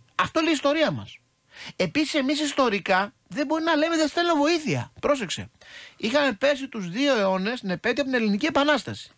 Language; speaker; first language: Greek; native; Greek